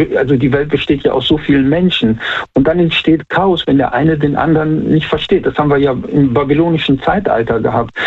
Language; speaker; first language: German; native; German